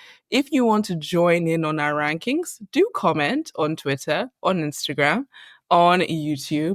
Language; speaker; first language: English; native; English